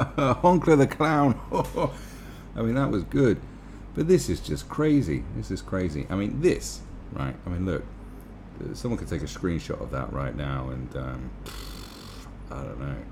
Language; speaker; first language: English; native; English